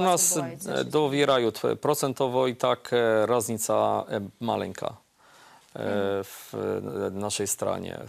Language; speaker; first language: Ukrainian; non-native, learner; Polish